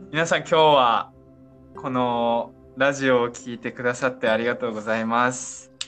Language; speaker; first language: Japanese; native; Japanese